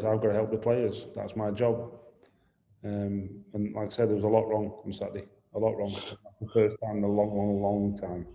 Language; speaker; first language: English; native; English